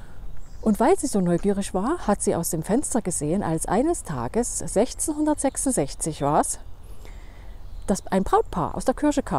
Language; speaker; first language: German; native; German